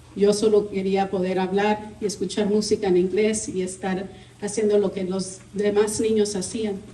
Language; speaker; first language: Spanish; early bilingual, heritage; Spanish